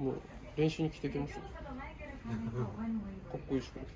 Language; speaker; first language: Japanese; native; Japanese